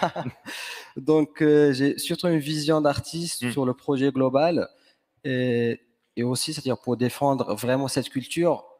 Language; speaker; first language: French; non-native, local second language; Arabic